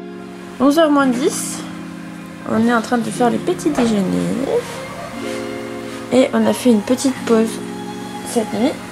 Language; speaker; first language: French; native; French